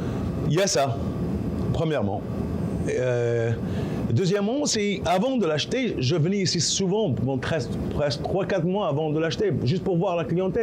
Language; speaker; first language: French; non-native, local second language; Arabic